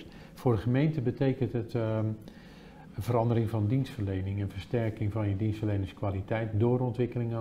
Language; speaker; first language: Dutch; native; Dutch